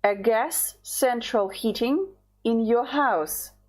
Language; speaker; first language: English; non-native, fluent; Ukrainian